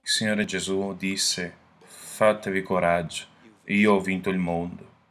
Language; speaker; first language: Italian; non-native, fluent; Portuguese